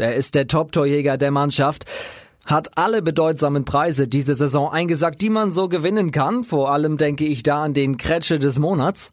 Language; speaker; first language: German; native; German